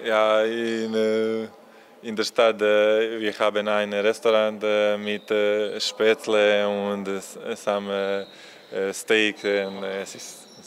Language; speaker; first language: German; non-native, learner; Croatian